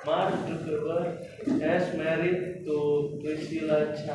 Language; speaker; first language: English; non-native, learner; Indonesian